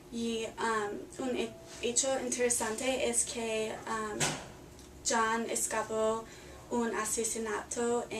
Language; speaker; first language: Spanish; non-native, learner; English